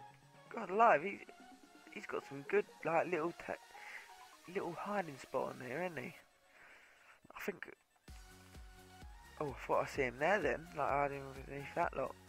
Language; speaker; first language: English; native; English